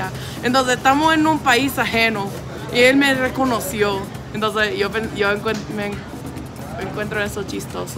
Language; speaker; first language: Spanish; non-native, fluent; English